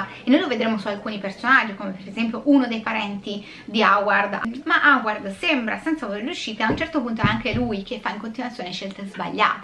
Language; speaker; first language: Italian; native; Italian